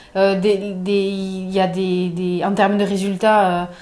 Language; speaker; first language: French; native; French